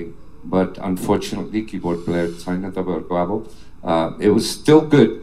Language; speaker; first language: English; non-native, fluent; Nepali